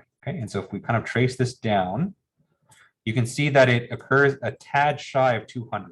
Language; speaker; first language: English; native; English